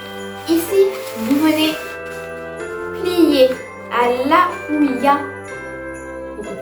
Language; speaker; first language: French; native; French